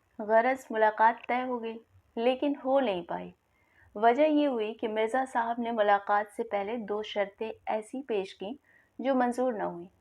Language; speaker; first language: Urdu; native; Urdu